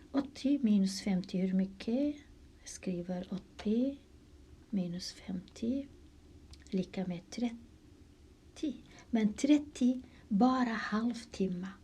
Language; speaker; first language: Swedish; non-native, fluent; Kurdish